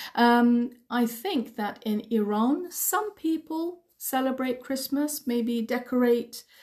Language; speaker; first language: English; native; English